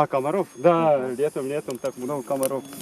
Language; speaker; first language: Russian; non-native, fluent; Korean